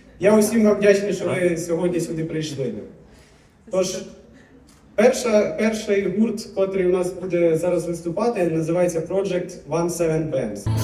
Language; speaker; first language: Ukrainian; native; Ukrainian